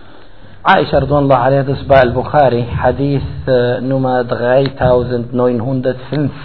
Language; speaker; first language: German; non-native, fluent; Arabic